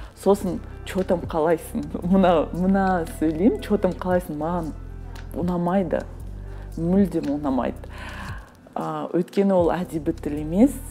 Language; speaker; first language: Kazakh; non-native, local second language; Russian